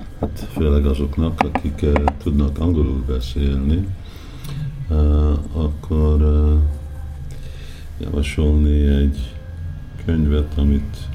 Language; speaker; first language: Hungarian; early bilingual, heritage; Hungarian